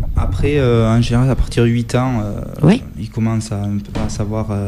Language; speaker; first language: French; native; French